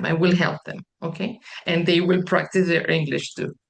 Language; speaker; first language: English; non-native, fluent; Spanish